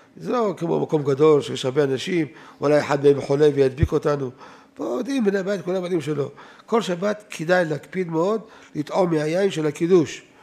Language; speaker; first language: Hebrew; native; Hebrew